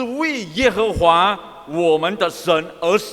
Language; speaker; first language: Chinese; early bilingual, heritage; Chinese